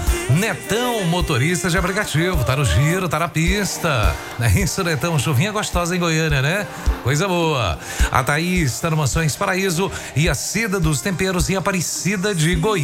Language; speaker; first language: Portuguese; native; Portuguese